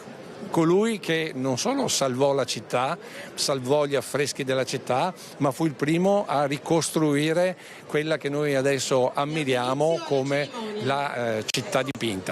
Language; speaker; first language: Italian; native; Italian